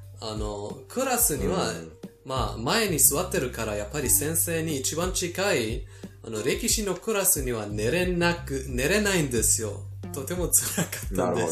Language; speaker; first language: Japanese; non-native, fluent; Persian